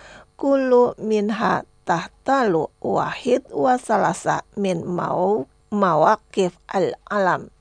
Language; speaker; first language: Arabic; non-native, fluent; Indonesian